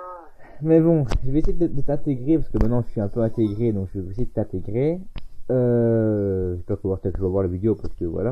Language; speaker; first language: French; native; French